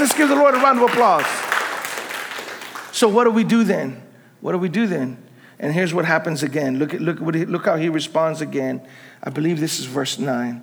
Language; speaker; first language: English; native; English